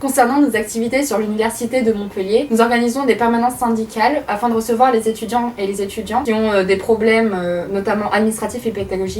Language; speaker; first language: French; native; French